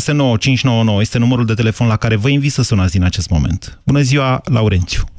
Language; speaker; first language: Romanian; native; Romanian